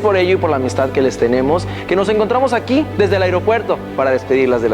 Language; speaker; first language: Spanish; native; Spanish